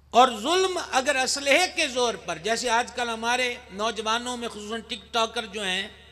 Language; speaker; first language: Urdu; non-native, local second language; Punjabi